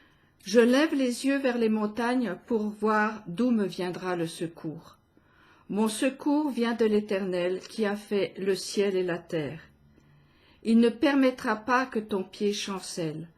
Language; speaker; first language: French; native; French